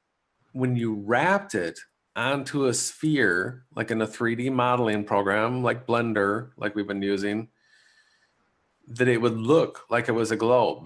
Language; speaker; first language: English; native; English